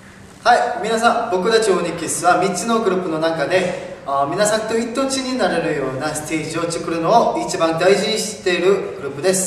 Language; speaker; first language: Japanese; non-native, learner; Korean